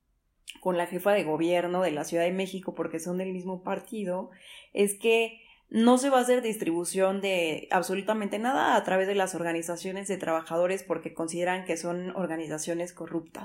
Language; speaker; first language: Spanish; native; Spanish